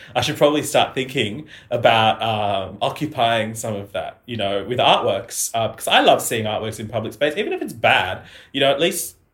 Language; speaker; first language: English; native; English